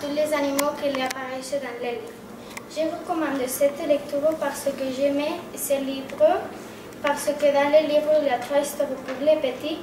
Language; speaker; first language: French; non-native, learner; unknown